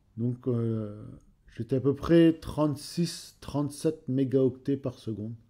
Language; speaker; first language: French; native; French